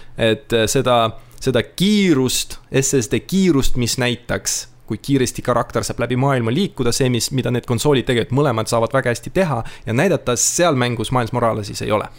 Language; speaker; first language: Estonian; non-native, local second language; Russian